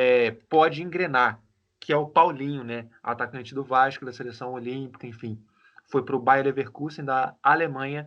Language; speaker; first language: Portuguese; native; Portuguese